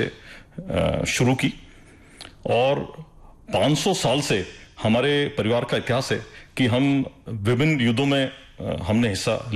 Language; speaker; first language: Hindi; native; Hindi